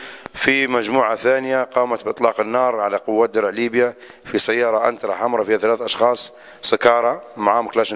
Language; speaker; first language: Arabic; native; Arabic